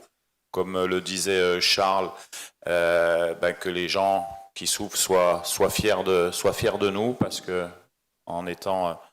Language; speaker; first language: French; native; French